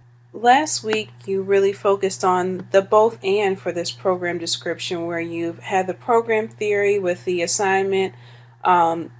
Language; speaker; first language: English; native; English